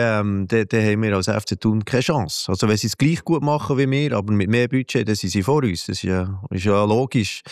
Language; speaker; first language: German; native; German